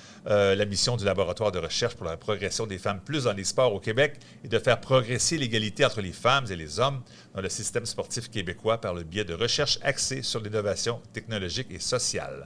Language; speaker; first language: French; native; French